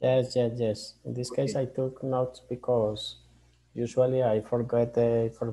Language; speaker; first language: English; non-native, learner; Spanish